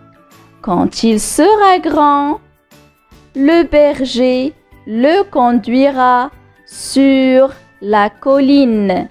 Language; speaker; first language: French; non-native, local second language; Arabic